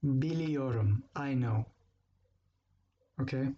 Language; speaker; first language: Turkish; non-native, fluent; English